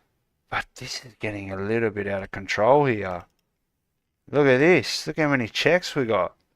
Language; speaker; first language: English; native; English